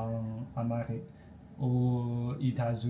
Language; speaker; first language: French; non-native, learner; Chinese